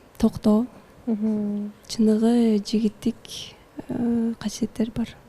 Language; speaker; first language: Kyrgyz; native; Kyrgyz